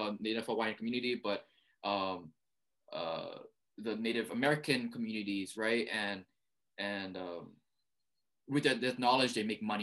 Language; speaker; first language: English; early bilingual, other home language; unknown